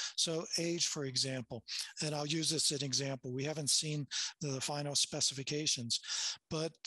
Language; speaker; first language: English; native; English